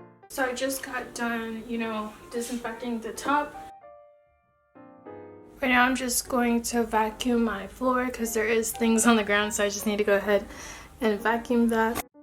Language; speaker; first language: English; native; English